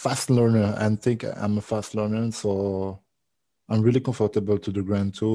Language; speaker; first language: English; non-native, learner; French